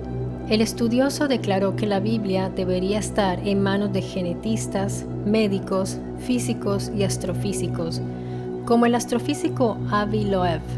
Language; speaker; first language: Spanish; non-native, fluent; Italian